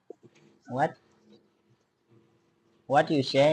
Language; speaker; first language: English; non-native, learner; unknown